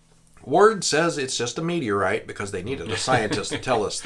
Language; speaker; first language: English; native; English